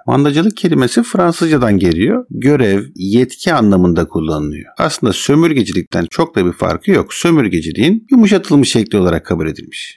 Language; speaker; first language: Turkish; native; Turkish